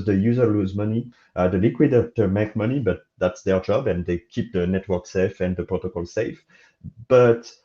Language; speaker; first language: English; non-native, fluent; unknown